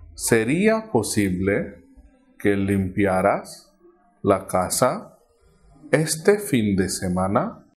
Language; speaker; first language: Spanish; non-native, fluent; Hindi